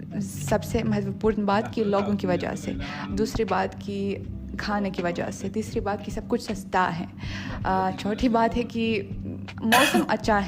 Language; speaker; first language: Hindi; non-native, fluent; Russian